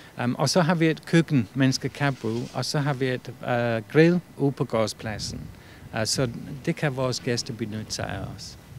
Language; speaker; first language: Danish; non-native, fluent; English